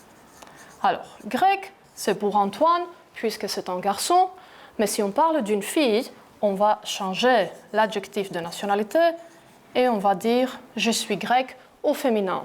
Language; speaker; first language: French; non-native, fluent; Greek